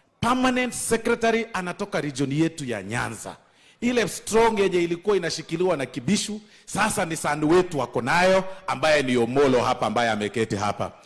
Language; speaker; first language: Swahili; non-native, local second language; Gusii